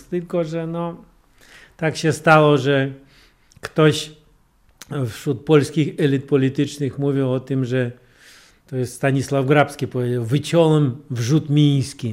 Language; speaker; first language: Polish; non-native, fluent; Russian